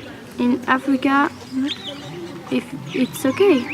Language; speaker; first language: English; non-native, learner; French